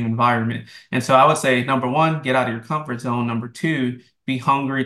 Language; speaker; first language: English; native; English